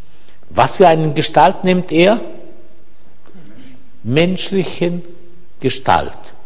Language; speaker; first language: German; non-native, fluent; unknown